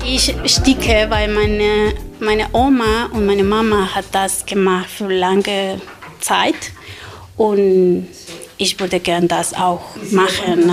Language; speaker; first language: German; non-native, learner; Spanish